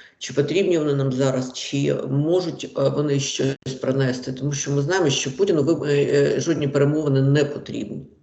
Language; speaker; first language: Ukrainian; non-native, local second language; Russian